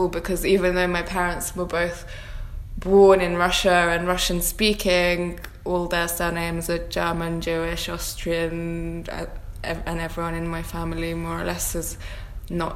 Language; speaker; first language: English; native; English